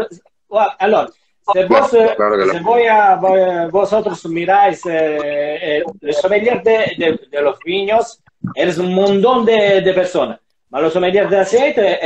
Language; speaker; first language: Spanish; non-native, learner; Italian